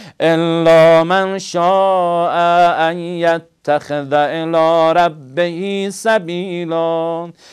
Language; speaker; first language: Arabic; non-native, fluent; Persian